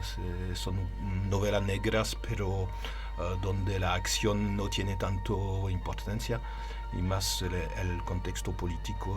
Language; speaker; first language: Spanish; non-native, learner; French